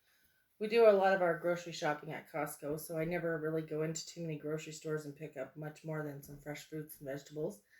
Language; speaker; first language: English; native; English